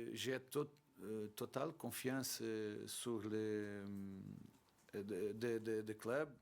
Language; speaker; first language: French; non-native, learner; Portuguese